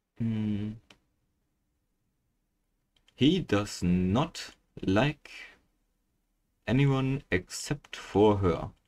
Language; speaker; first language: English; non-native, fluent; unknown